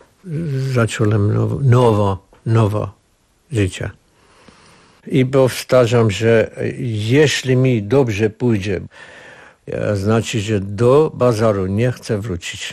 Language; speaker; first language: Polish; non-native, learner; Armenian